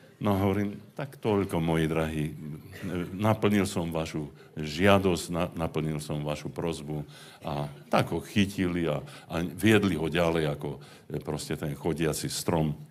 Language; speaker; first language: Slovak; native; Slovak